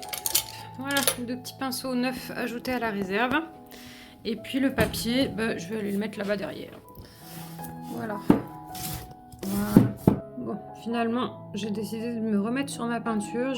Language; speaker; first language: French; native; French